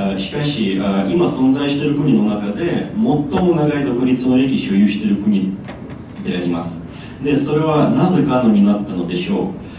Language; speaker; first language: Japanese; non-native, fluent; Ukrainian